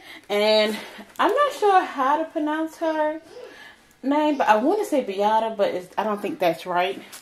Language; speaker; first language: English; native; English